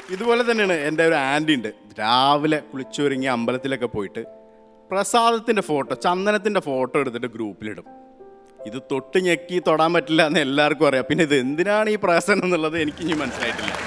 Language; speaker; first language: Malayalam; native; Malayalam